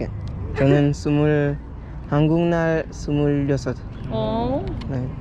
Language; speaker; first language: Korean; non-native, fluent; French